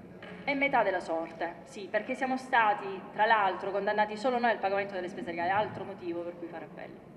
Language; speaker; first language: Italian; native; Italian